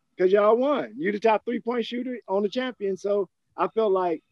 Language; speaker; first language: English; native; English